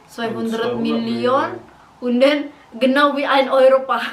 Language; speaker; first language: German; non-native, learner; Indonesian